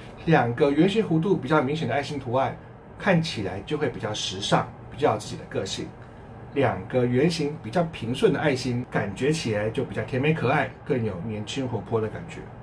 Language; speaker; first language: Chinese; native; Chinese